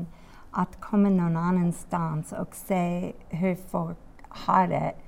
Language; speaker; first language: Swedish; non-native, learner; English